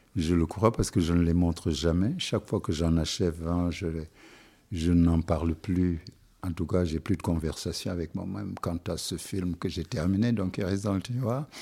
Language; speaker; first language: French; non-native, local second language; Wolof